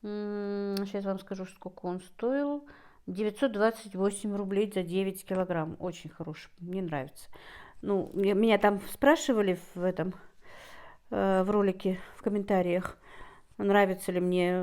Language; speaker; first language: Russian; non-native, local second language; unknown